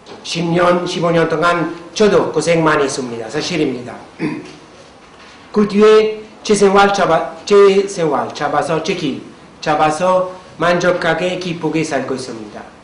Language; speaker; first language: Korean; non-native, learner; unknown